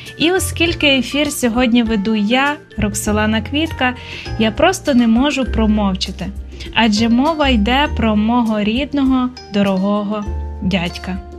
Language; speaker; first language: Ukrainian; native; Ukrainian